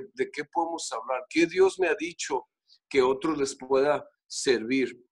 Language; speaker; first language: Spanish; native; Spanish